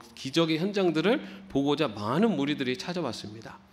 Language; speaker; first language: Korean; native; Korean